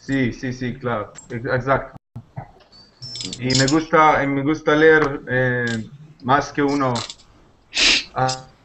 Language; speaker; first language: Spanish; non-native, learner; Hebrew